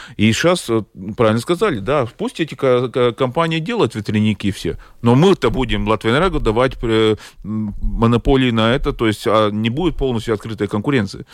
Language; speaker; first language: Russian; non-native, local second language; Latvian